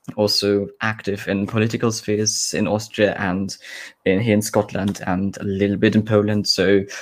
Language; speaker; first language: English; non-native, fluent; German